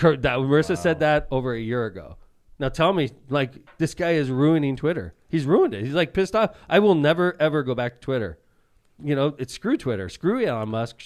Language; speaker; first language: English; native; English